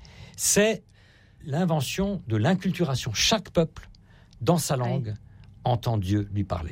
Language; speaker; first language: French; native; French